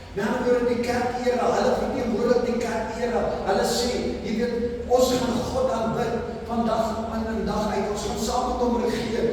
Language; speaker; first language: Afrikaans; non-native, local second language; English